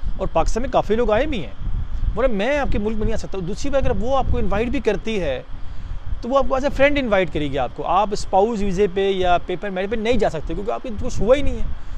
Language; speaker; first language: Urdu; non-native, local second language; Punjabi